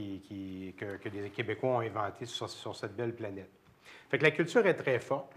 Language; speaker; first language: French; native; French